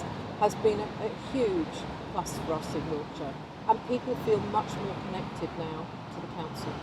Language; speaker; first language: English; native; English